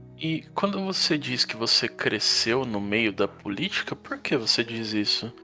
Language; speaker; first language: Portuguese; native; Portuguese